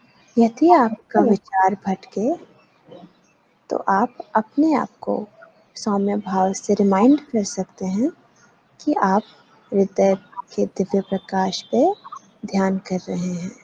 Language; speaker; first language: Hindi; native; Hindi